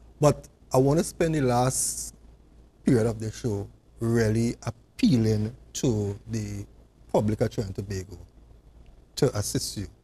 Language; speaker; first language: English; native; English